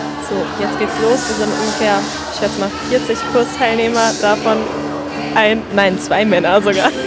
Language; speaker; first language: German; native; German